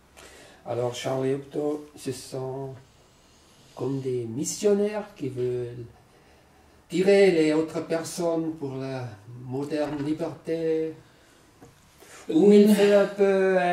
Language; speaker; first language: French; non-native, learner; German